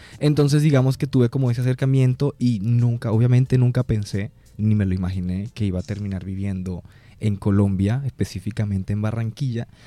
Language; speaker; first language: Spanish; native; Spanish